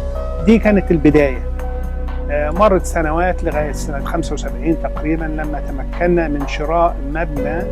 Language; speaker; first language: Arabic; native; Arabic